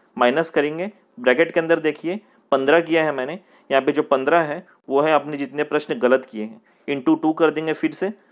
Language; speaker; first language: Hindi; native; Hindi